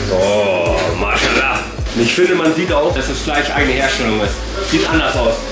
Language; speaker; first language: German; native; German